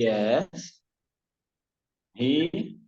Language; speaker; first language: English; non-native, learner; Portuguese